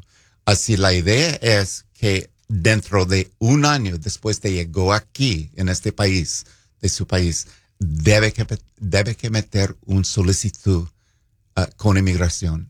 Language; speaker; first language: Spanish; non-native, fluent; English